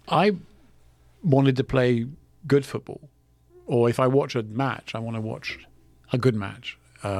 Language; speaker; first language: English; non-native, local second language; French